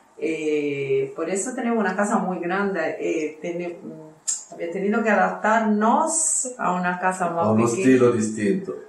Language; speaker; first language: Spanish; non-native, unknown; Italian